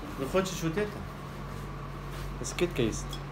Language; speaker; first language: Russian; non-native, learner; Arabic